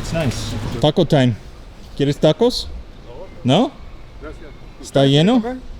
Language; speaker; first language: Spanish; non-native, learner; English